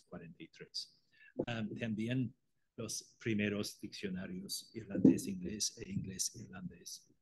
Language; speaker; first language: Spanish; non-native, fluent; Irish